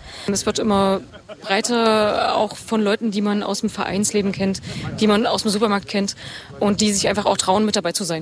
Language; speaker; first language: German; native; German